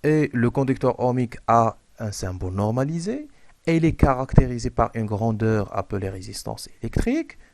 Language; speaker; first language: French; non-native, local second language; Arabic